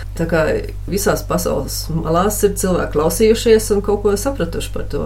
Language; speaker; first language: Latvian; early bilingual, heritage; Latvian